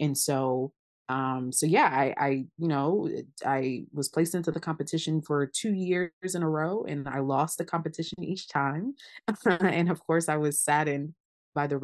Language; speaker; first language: English; early bilingual, other home language; Akan